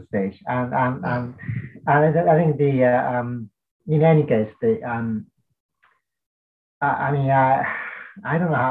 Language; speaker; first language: English; non-native, fluent; Japanese